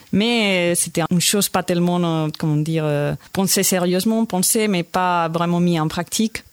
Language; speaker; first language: French; non-native, fluent; Spanish